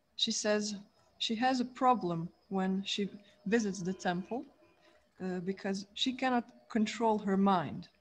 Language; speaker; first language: English; non-native, fluent; Croatian